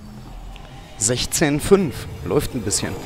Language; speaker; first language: German; native; German